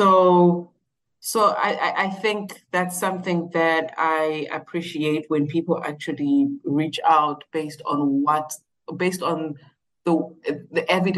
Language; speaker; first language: English; non-native, local second language; Shona